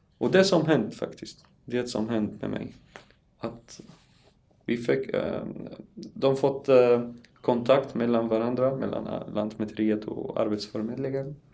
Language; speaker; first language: Swedish; non-native, learner; Arabic